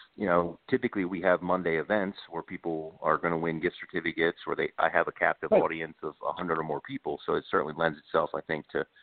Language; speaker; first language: English; native; English